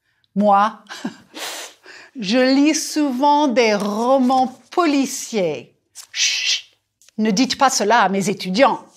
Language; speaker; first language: French; non-native, fluent; English